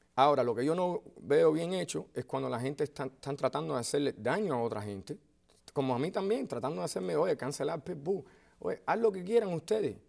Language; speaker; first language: Spanish; early bilingual, heritage; Spanish